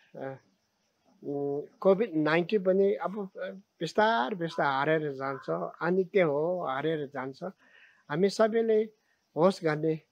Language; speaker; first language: Nepali; non-native, local second language; Tibetan